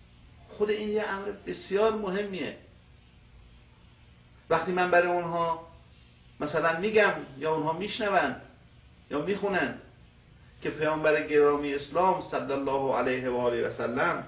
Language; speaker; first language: Persian; native; Persian